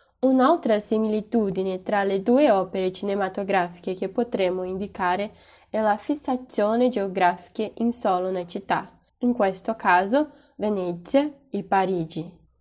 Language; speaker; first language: Italian; non-native, fluent; Portuguese